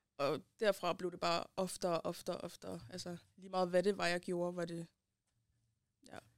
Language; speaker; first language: Danish; early bilingual, other home language; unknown